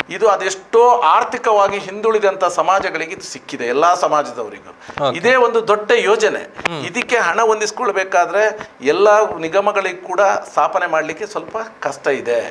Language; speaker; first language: Kannada; native; Kannada